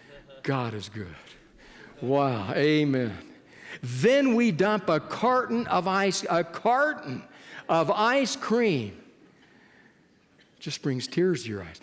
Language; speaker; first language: English; native; English